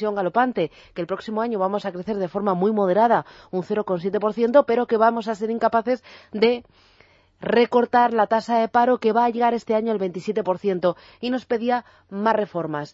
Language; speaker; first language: Spanish; native; Spanish